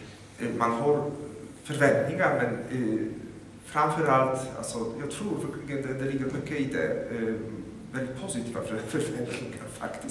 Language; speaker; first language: Swedish; non-native, fluent; Polish